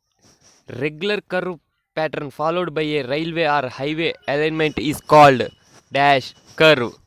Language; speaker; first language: English; non-native, local second language; Telugu